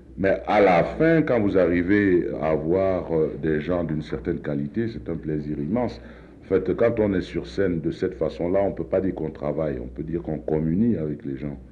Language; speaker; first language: French; non-native, local second language; Duala